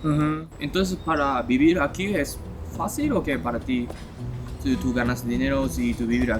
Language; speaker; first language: Spanish; non-native, learner; Japanese